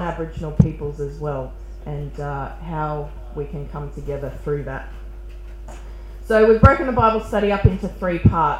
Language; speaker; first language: English; native; English